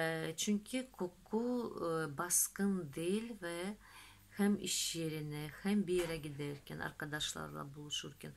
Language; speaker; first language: Turkish; non-native, fluent; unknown